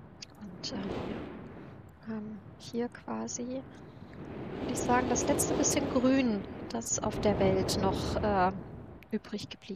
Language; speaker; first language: German; native; German